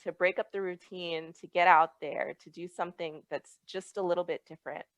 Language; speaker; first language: English; native; English